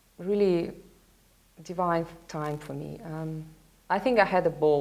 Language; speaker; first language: English; non-native, fluent; Russian